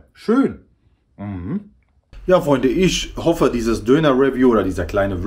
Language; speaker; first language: German; native; German